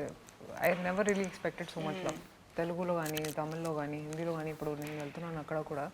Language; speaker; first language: Telugu; non-native, fluent; Hindi